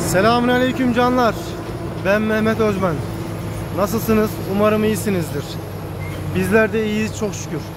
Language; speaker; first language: Turkish; native; Turkish